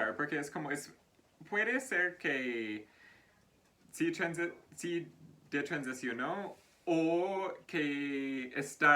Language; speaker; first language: Spanish; non-native, fluent; English